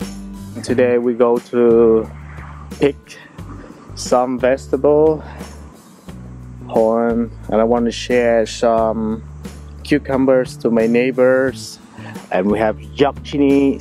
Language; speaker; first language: English; non-native, fluent; Vietnamese